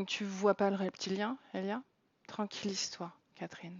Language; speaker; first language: French; native; French